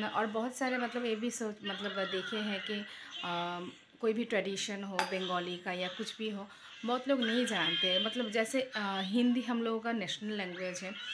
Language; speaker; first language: Hindi; non-native, local second language; Bangla